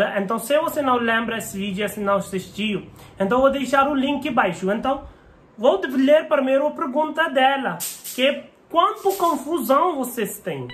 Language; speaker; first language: Portuguese; non-native, learner; Hindi